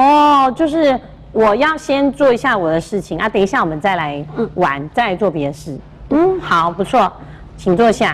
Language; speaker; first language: Chinese; native; Chinese